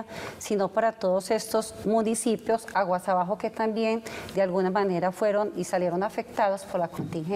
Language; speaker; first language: Spanish; native; Spanish